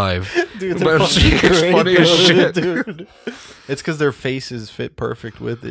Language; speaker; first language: English; native; English